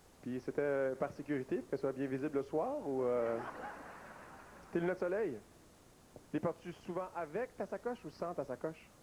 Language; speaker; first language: French; native; French